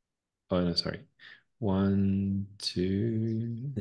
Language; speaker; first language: English; non-native, fluent; French